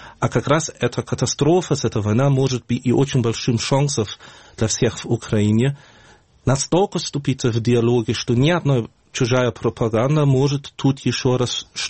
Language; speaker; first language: Russian; non-native, fluent; German